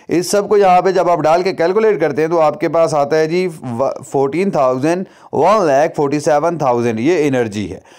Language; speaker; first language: Urdu; non-native, local second language; Punjabi